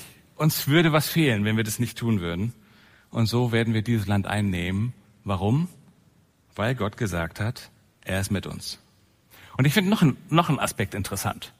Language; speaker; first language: German; native; German